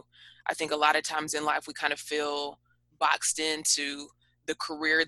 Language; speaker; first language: English; native; English